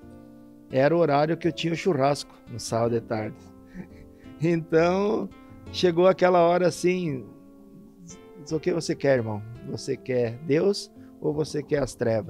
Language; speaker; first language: Portuguese; native; Portuguese